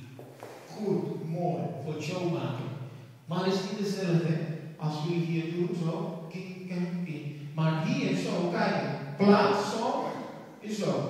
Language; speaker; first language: Dutch; non-native, learner; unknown